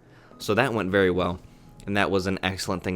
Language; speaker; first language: English; native; English